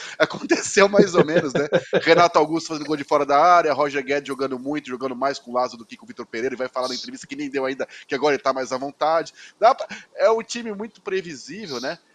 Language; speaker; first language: Portuguese; native; Portuguese